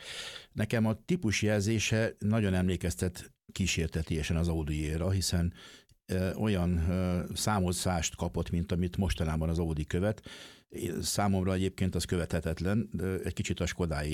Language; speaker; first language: Hungarian; native; Hungarian